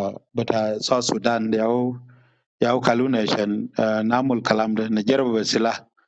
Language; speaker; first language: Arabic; non-native, local second language; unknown